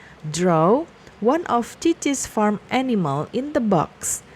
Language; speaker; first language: English; non-native, fluent; Indonesian